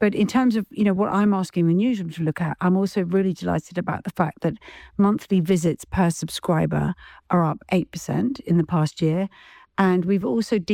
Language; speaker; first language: English; native; English